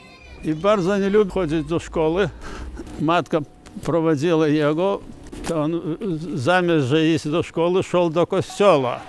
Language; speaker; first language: Polish; non-native, learner; Lithuanian